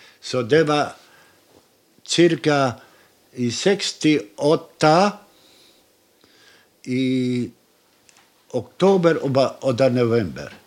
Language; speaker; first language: Swedish; non-native, learner; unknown